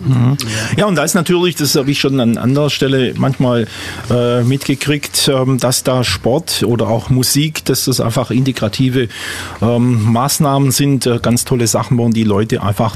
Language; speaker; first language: German; native; German